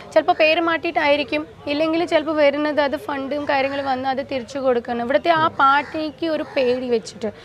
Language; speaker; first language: Malayalam; non-native, fluent; Bangla